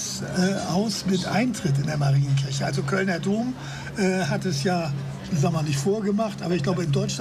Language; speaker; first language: German; native; German